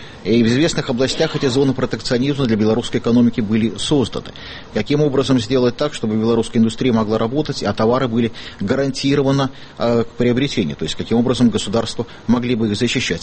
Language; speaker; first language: Russian; native; Russian